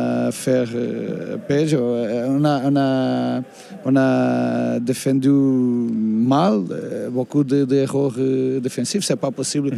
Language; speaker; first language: French; non-native, learner; Portuguese